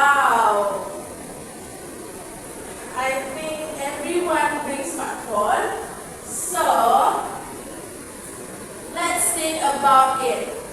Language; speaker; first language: English; non-native, fluent; Indonesian